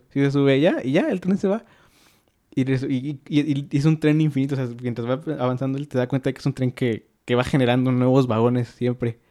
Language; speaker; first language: Spanish; native; Spanish